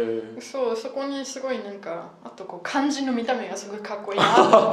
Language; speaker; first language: Japanese; non-native, fluent; German